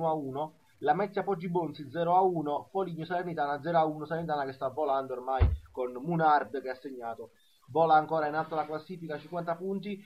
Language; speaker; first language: Italian; native; Italian